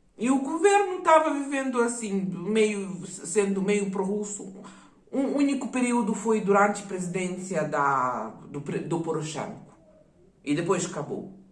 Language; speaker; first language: Portuguese; non-native, fluent; Russian